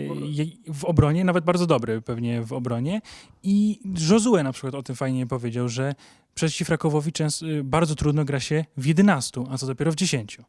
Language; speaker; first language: Polish; native; Polish